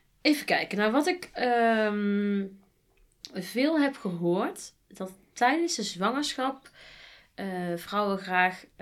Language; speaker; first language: Dutch; native; Dutch